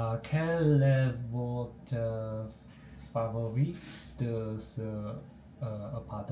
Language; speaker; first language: French; non-native, learner; Chinese